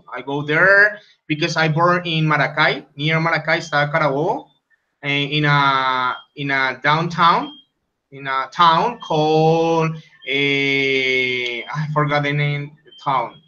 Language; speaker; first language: English; non-native, learner; Spanish